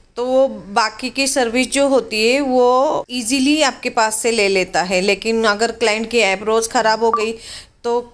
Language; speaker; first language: Hindi; non-native, local second language; Marathi